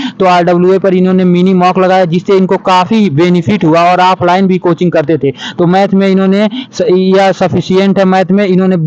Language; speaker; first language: Hindi; native; Hindi